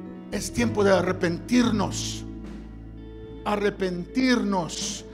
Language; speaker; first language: Spanish; early bilingual, heritage; Spanish